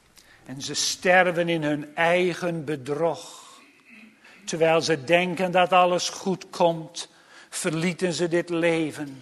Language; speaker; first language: Dutch; native; Dutch